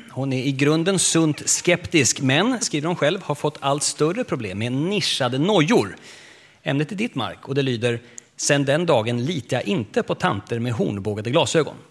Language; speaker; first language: Swedish; native; Swedish